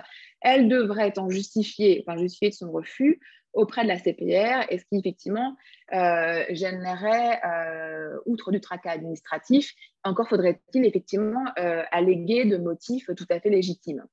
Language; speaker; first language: French; native; French